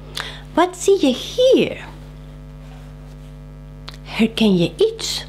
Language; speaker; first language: Dutch; non-native, fluent; Spanish